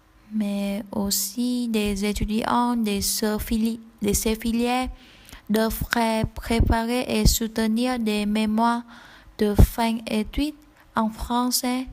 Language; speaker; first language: French; non-native, learner; Vietnamese